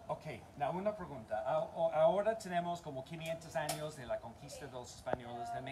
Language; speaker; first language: Spanish; non-native, learner; English